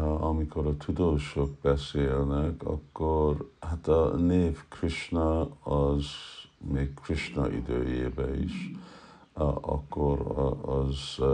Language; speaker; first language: Hungarian; early bilingual, heritage; Hungarian